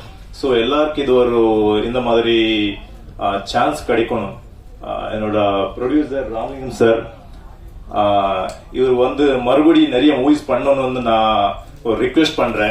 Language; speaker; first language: Tamil; non-native, fluent; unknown